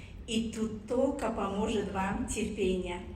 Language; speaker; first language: Russian; non-native, fluent; Tajik